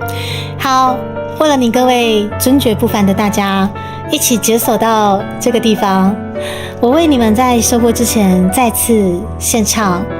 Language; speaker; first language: Chinese; native; Chinese